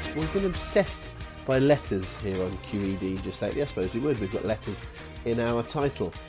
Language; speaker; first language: English; native; English